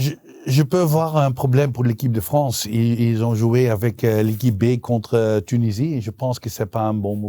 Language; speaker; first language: French; non-native, local second language; Dutch